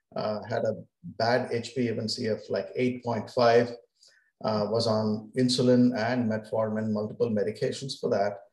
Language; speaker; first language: English; non-native, local second language; Kannada